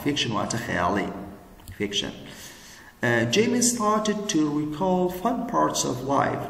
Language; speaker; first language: English; non-native, fluent; Central Kurdish